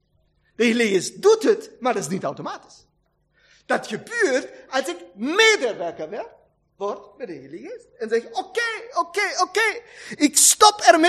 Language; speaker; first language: Dutch; non-native, learner; German